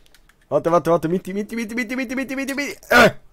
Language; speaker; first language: German; native; German